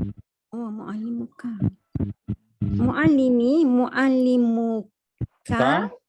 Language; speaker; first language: Arabic; non-native, learner; Malay